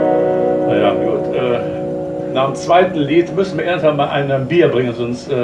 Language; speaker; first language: German; native; German